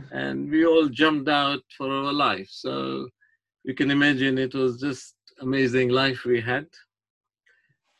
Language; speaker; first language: English; non-native, local second language; Gujarati